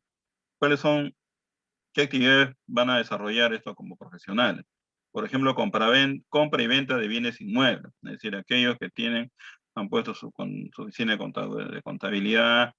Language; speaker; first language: Spanish; native; Spanish